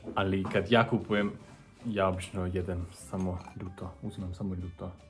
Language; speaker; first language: Serbian; non-native, learner; English